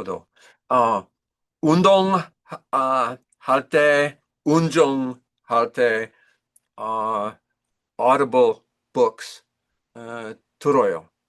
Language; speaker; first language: Korean; non-native, learner; English